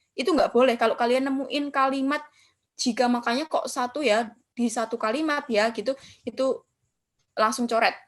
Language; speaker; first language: Indonesian; non-native, local second language; Javanese